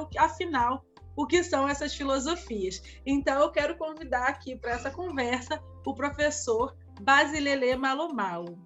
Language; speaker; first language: Portuguese; native; Portuguese